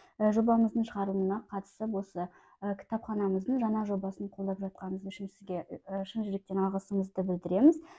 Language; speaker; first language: Kazakh; native; Kazakh